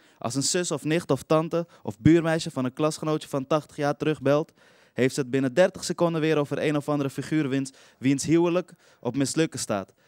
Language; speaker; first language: Dutch; early bilingual, other home language; Persian